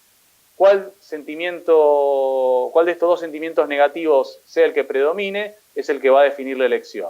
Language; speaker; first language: Spanish; native; Spanish